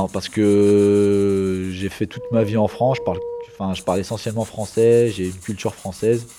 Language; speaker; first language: French; early bilingual, other home language; Kabyle